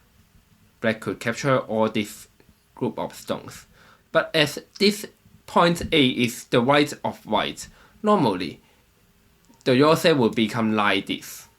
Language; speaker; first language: English; non-native, fluent; Chinese